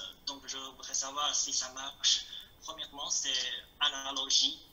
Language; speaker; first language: French; non-native, learner; Chinese